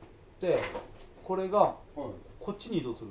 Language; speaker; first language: Japanese; native; Japanese